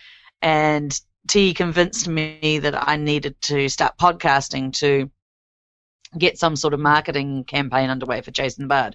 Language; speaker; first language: English; native; English